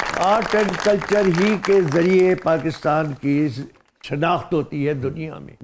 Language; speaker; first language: Urdu; non-native, local second language; Sindhi